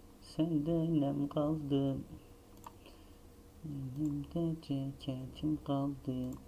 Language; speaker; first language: Turkish; native; Turkish